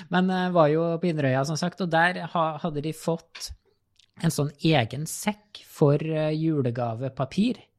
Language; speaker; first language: Norwegian; native; Norwegian